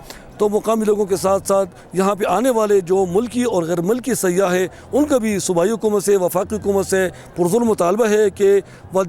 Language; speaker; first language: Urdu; non-native, local second language; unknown